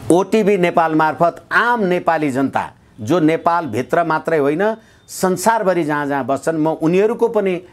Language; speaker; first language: Nepali; native; Nepali